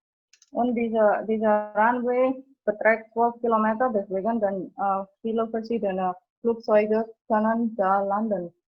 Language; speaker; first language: German; non-native, fluent; Indonesian